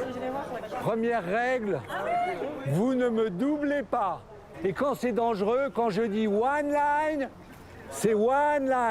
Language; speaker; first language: French; native; French